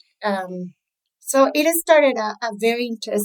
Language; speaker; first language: English; non-native, fluent; Spanish